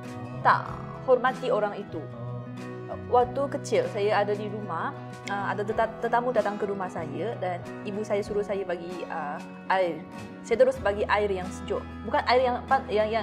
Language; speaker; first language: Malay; non-native, fluent; Chinese